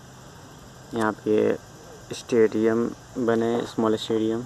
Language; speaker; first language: Hindi; native; Hindi